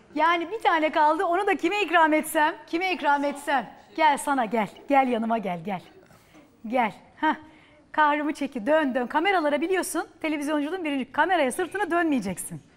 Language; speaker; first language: Turkish; native; Turkish